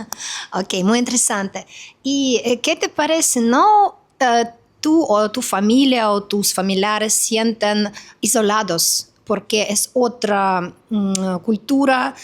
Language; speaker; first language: Spanish; non-native, fluent; Russian